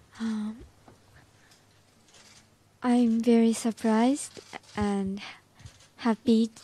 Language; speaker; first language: English; non-native, learner; Japanese